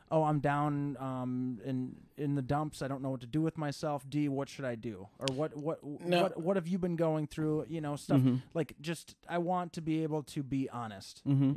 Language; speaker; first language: English; native; English